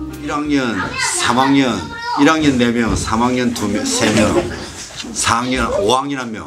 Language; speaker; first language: Korean; native; Korean